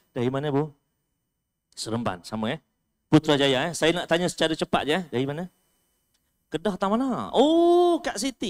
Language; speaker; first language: Malay; native; Malay